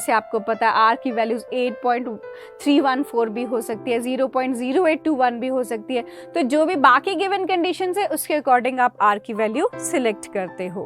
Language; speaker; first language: Hindi; native; Hindi